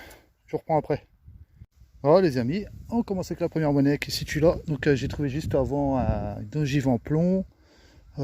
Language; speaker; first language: French; native; French